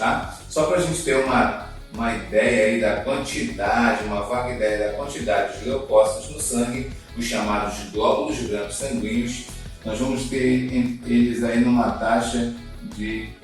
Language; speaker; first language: Portuguese; native; Portuguese